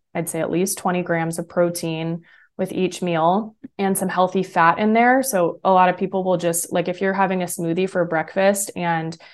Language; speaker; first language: English; native; English